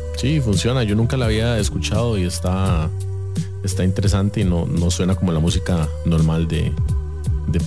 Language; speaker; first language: Spanish; native; Spanish